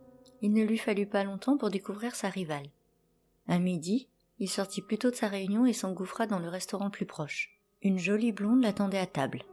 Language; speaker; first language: French; native; French